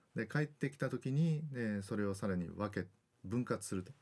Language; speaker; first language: Japanese; native; Japanese